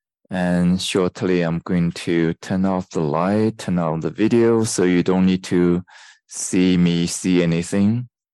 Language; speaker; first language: English; non-native, fluent; Chinese